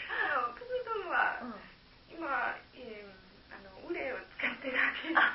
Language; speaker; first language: Japanese; non-native, learner; German